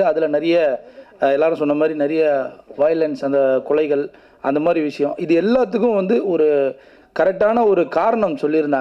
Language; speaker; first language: Tamil; native; Tamil